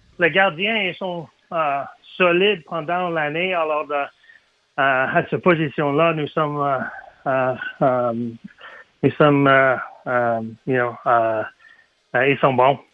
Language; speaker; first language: French; non-native, learner; English